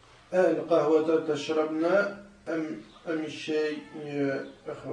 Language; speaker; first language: Arabic; non-native, learner; French